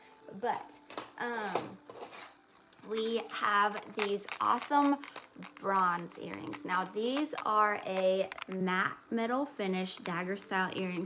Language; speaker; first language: English; native; English